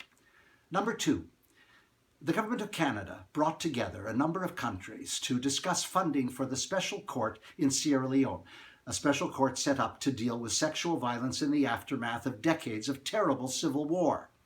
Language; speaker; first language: English; native; English